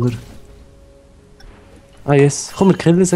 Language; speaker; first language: German; native; German